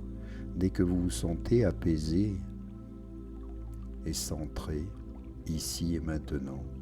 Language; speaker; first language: French; native; French